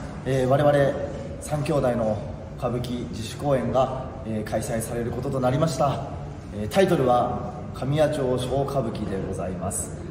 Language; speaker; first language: Japanese; native; Japanese